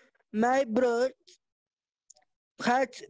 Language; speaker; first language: English; non-native, learner; Spanish